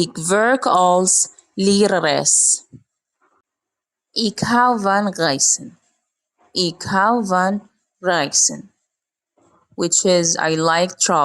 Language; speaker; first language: Dutch; non-native, learner; Arabic